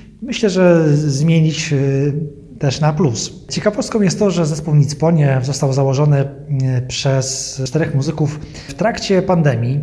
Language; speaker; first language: Polish; native; Polish